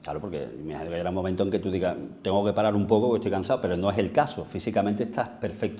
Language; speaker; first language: Spanish; native; Spanish